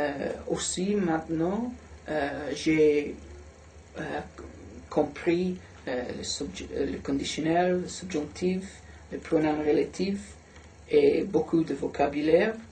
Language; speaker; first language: French; non-native, learner; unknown